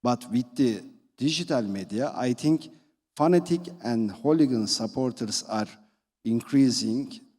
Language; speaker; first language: English; non-native, fluent; Turkish